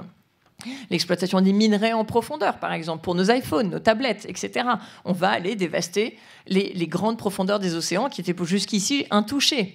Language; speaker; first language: French; native; French